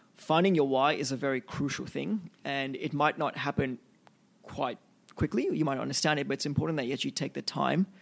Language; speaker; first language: English; early bilingual, other home language; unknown